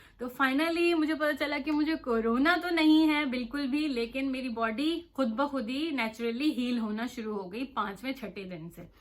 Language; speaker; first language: Urdu; native; Urdu